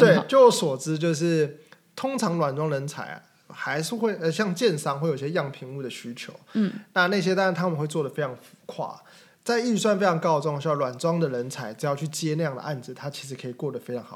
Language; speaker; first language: Chinese; native; Chinese